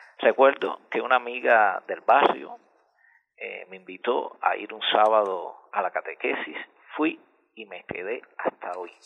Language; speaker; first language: Spanish; native; Spanish